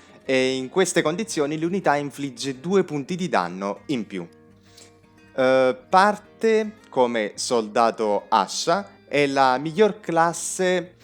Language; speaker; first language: Italian; native; Italian